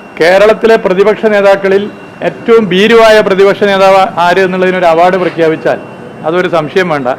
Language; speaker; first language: Malayalam; native; Malayalam